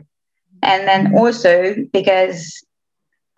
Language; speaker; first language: English; non-native, fluent; Romanian